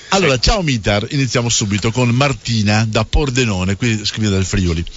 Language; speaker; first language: Italian; native; Italian